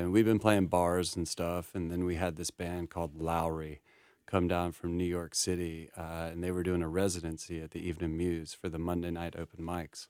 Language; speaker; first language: English; native; English